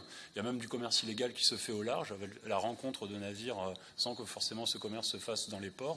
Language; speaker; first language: French; native; French